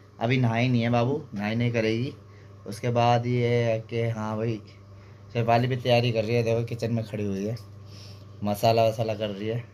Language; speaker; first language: Hindi; native; Hindi